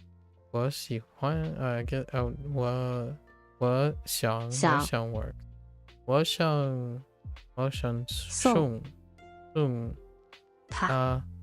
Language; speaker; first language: Chinese; non-native, learner; English